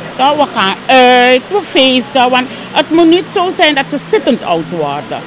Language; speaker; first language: Dutch; native; Dutch